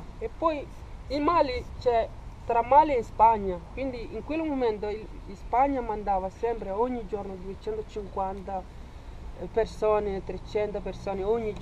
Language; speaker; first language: Italian; non-native, fluent; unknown